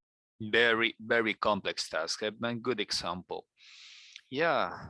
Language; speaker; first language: English; non-native, learner; Spanish